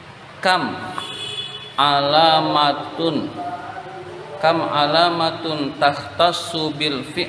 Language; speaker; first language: Arabic; non-native, fluent; Indonesian